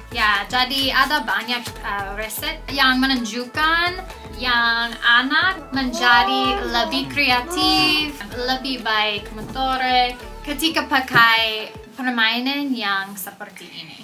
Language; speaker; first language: Indonesian; non-native, learner; English